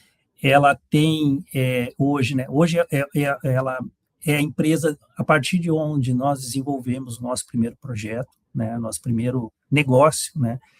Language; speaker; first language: Portuguese; native; Portuguese